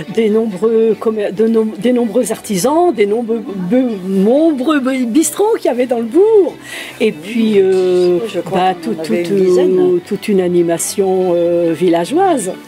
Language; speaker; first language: French; native; French